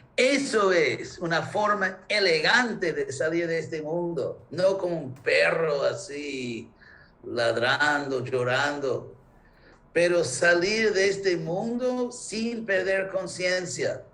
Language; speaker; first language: Spanish; non-native, fluent; English